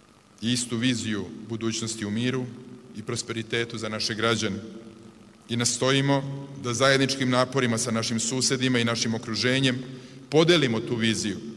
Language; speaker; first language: Serbian; native; Serbian